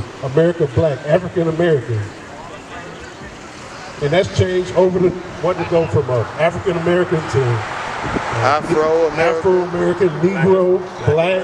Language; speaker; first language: English; native; English